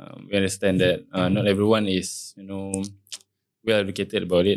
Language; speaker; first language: English; non-native, local second language; Malay